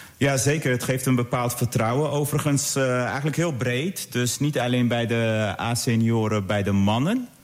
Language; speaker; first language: Dutch; early bilingual, other home language; Arabic